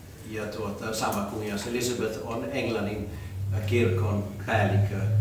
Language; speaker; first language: Finnish; non-native, fluent; English